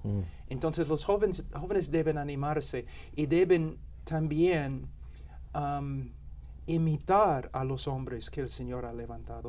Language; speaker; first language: Spanish; non-native, fluent; English